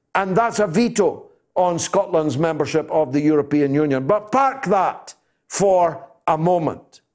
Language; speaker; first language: English; native; English